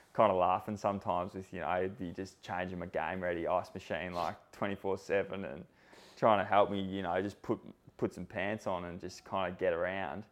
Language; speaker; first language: English; native; English